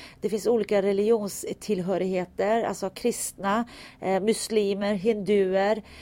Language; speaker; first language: Swedish; early bilingual, other home language; Turkish